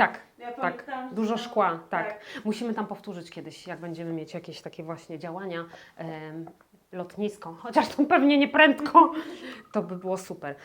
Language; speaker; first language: Polish; native; Polish